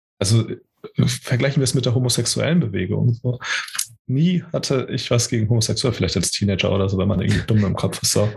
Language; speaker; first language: German; early bilingual, other home language; Portuguese